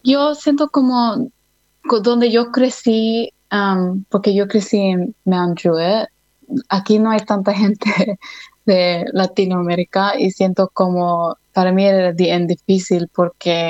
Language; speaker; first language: Spanish; early bilingual, other home language; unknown